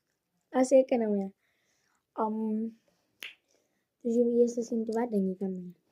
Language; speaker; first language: Dutch; non-native, learner; Afrikaans